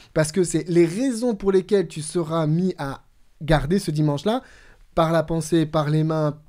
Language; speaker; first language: French; native; French